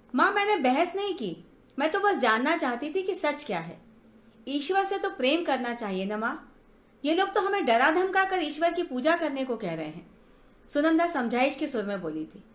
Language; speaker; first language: Hindi; native; Hindi